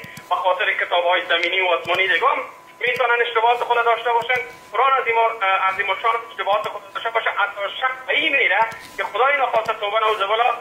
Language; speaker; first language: Persian; native; Persian